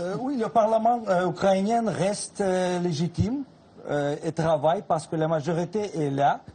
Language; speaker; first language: French; non-native, fluent; Russian